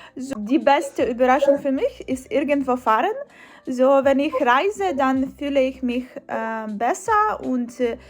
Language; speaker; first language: German; non-native, learner; Ukrainian